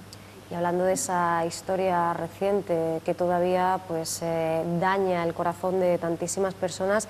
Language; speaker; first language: Spanish; native; Spanish